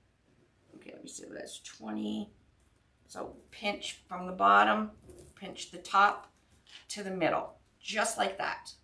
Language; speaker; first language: English; native; English